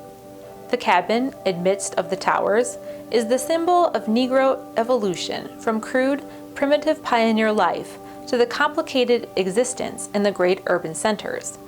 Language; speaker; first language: English; native; English